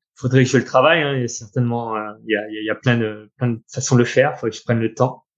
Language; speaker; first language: French; native; French